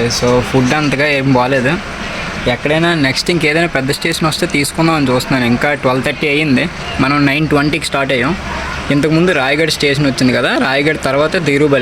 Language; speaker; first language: Telugu; native; Telugu